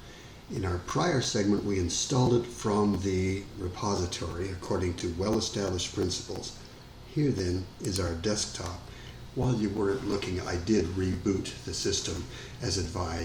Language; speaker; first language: English; native; English